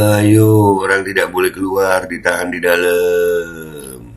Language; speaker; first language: Indonesian; native; Indonesian